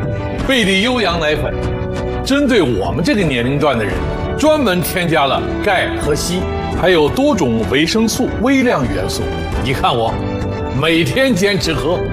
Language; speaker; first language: Chinese; native; Chinese